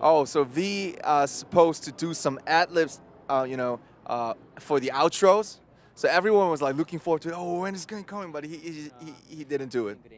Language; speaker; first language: English; non-native, fluent; Korean